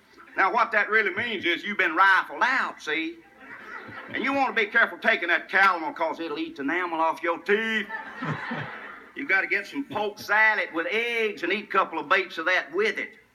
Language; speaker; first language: English; native; English